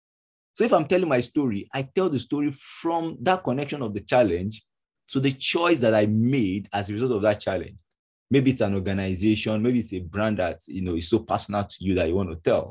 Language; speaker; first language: English; non-native, local second language; Yoruba